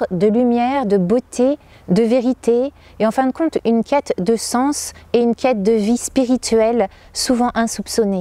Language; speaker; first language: French; native; French